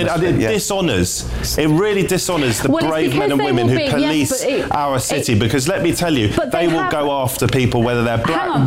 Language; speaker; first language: English; native; English